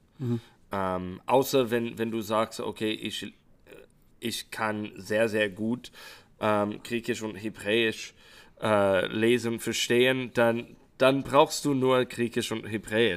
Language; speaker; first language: German; non-native, fluent; English